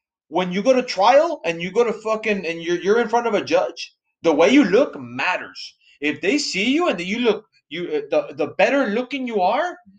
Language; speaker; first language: English; early bilingual, other home language; Spanish